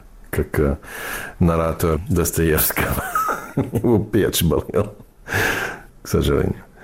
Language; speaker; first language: Russian; non-native, fluent; English